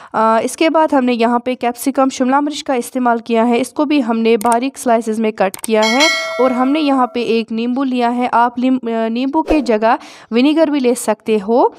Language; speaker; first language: Urdu; non-native, local second language; Kashmiri